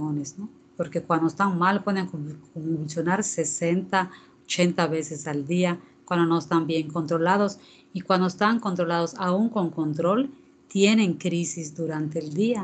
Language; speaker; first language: Spanish; native; Spanish